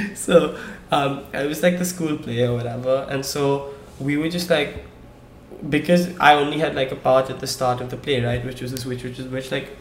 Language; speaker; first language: English; non-native, local second language; Hindi